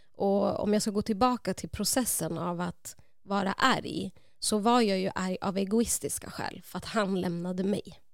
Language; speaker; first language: Swedish; native; Swedish